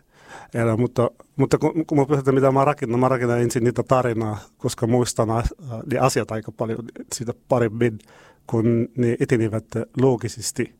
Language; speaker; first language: Finnish; non-native, learner; Arabic